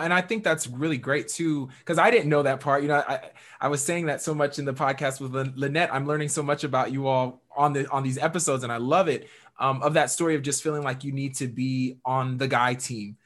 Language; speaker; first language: English; native; English